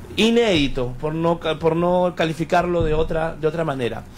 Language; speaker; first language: Spanish; native; Spanish